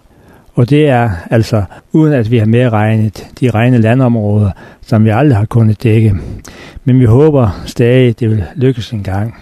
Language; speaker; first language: Danish; native; Danish